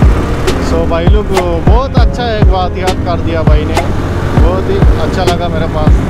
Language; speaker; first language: Hindi; native; Hindi